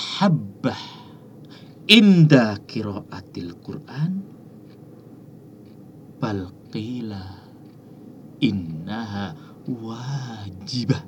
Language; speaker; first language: Arabic; non-native, fluent; Indonesian